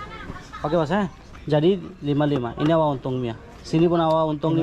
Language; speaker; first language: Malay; non-native, learner; Bangla